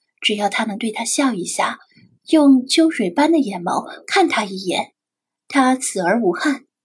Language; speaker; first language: Chinese; native; Chinese